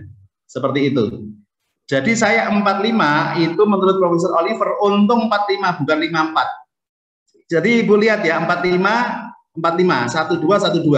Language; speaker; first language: Indonesian; native; Indonesian